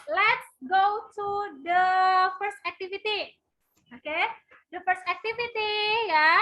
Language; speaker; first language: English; non-native, learner; Indonesian